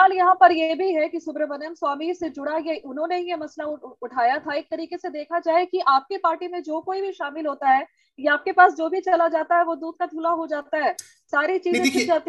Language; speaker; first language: Hindi; native; Hindi